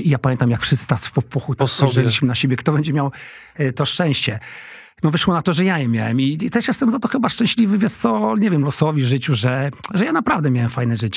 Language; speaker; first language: Polish; native; Polish